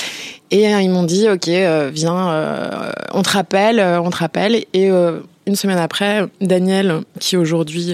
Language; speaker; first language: French; native; French